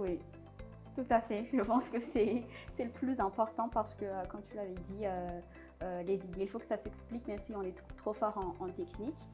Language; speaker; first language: French; non-native, local second language; Malagasy